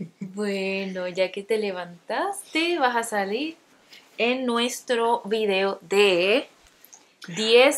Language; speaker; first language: Spanish; native; Spanish